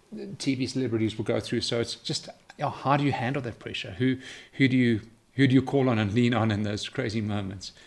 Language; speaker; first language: English; native; English